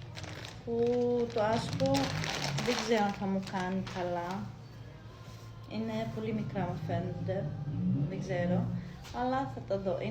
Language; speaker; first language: Greek; non-native, fluent; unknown